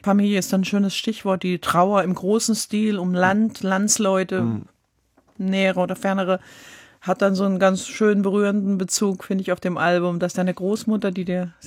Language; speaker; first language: German; native; German